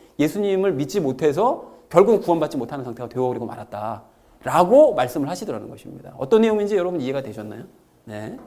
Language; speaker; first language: Korean; native; Korean